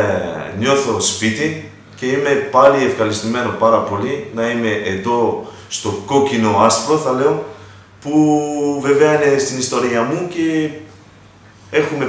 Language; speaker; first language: Greek; non-native, learner; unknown